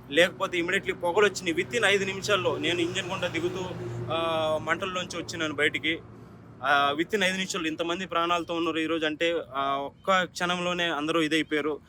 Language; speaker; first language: Telugu; native; Telugu